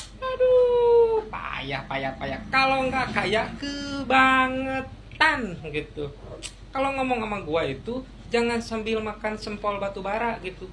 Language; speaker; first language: Indonesian; native; Indonesian